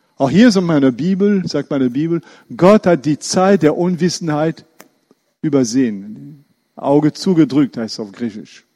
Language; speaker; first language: German; non-native, fluent; French